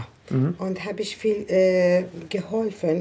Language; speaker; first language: German; non-native, learner; Persian